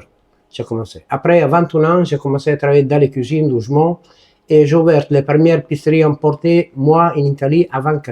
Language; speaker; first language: French; non-native, learner; Italian